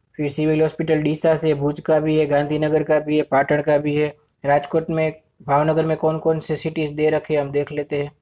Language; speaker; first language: Hindi; non-native, local second language; Gujarati